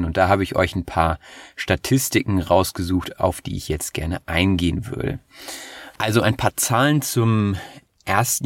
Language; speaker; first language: German; native; German